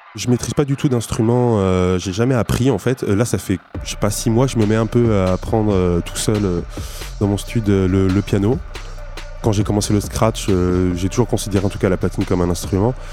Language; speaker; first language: French; native; French